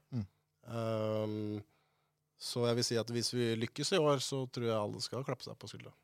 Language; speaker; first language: Norwegian; native; Norwegian